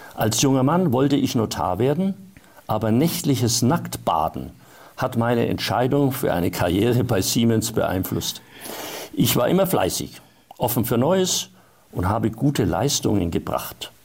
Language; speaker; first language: German; native; German